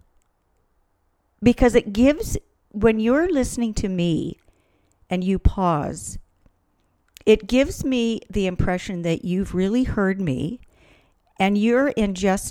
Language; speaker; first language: English; native; English